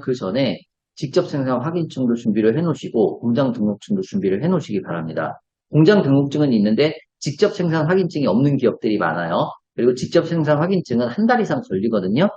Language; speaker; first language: Korean; native; Korean